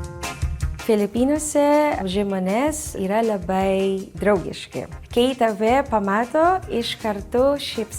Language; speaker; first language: Lithuanian; non-native, fluent; Filipino